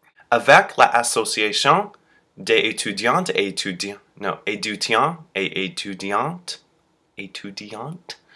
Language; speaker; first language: French; non-native, learner; English